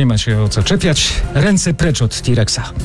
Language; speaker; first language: Polish; native; Polish